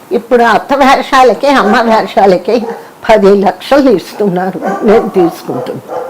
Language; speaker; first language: Telugu; native; Telugu